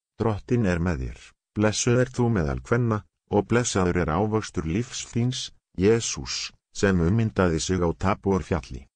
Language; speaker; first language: Icelandic; non-native, learner; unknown